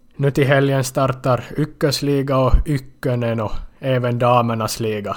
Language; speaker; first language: Swedish; native; Swedish